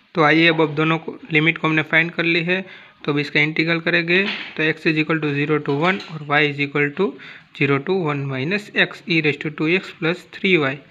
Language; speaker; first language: Hindi; non-native, local second language; Gujarati